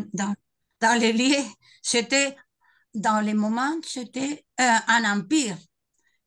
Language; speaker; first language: French; non-native, learner; Spanish